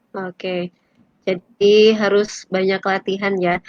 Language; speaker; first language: Indonesian; native; Indonesian